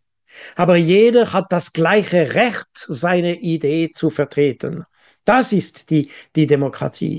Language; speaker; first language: German; non-native, local second language; French